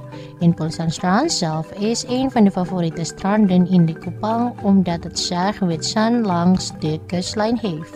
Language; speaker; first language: Dutch; non-native, local second language; Indonesian